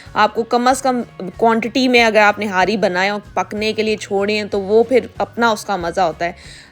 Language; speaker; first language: Urdu; native; Urdu